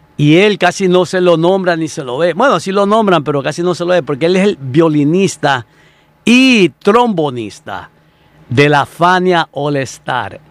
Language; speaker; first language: Spanish; native; Spanish